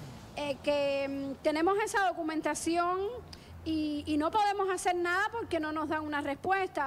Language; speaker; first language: Spanish; native; Spanish